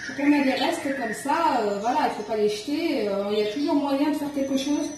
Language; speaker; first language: French; non-native, local second language; Arabic